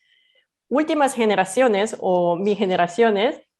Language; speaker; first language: Spanish; non-native, fluent; Korean